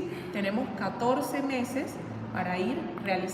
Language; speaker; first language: Spanish; native; Spanish